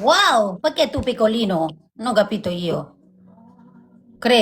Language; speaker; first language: Italian; non-native, learner; Thai